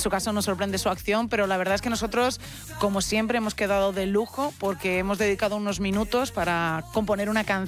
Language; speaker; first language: Spanish; native; Spanish